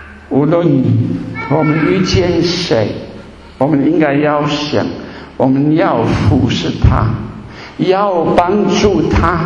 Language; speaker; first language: Chinese; non-native, fluent; German